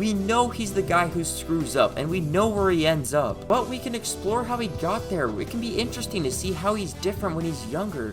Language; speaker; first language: English; native; English